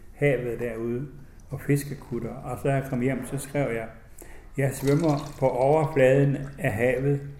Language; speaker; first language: Danish; native; Danish